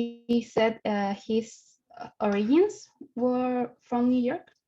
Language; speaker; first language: English; non-native, learner; Spanish